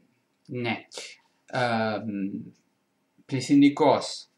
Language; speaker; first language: Greek; non-native, fluent; Italian